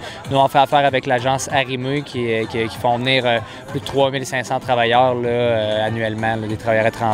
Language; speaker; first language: French; native; French